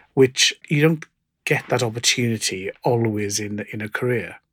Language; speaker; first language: English; native; English